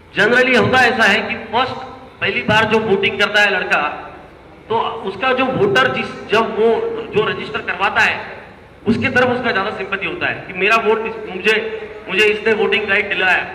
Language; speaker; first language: Hindi; non-native, local second language; Marathi